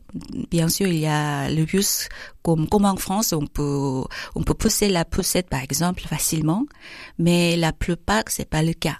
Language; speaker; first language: French; non-native, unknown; Korean